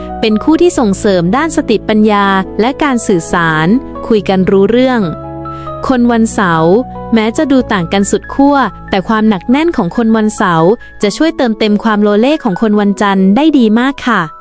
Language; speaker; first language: Thai; native; Thai